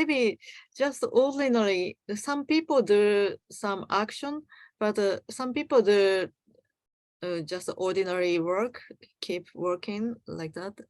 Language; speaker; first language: English; non-native, learner; Japanese